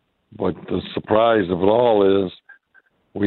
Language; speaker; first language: English; native; English